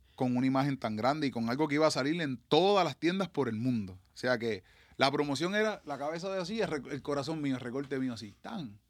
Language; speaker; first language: Spanish; native; Spanish